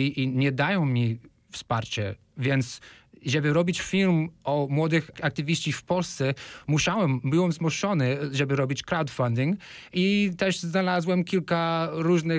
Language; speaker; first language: Polish; non-native, fluent; English